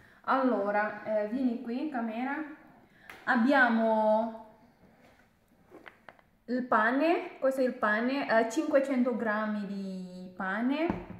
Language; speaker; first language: Italian; non-native, learner; Indonesian